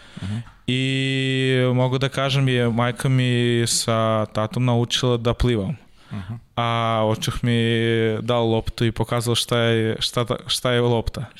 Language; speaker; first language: Serbian; non-native, learner; Russian